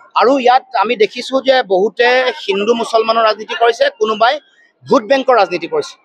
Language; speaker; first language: Assamese; native; Assamese